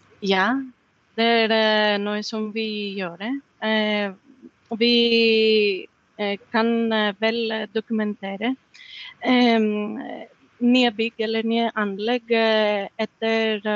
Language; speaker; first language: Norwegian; non-native, fluent; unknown